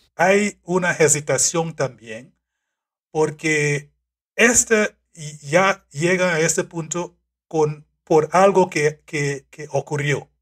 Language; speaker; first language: Spanish; non-native, fluent; English